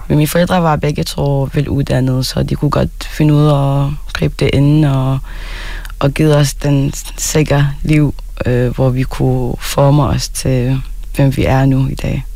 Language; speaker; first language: Danish; non-native, fluent; Arabic